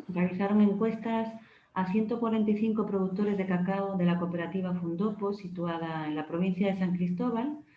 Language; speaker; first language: Spanish; native; Spanish